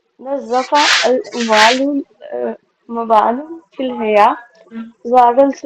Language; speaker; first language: Arabic; non-native, learner; Urdu